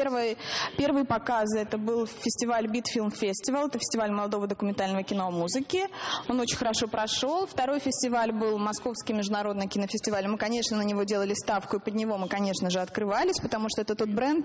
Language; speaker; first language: Russian; native; Russian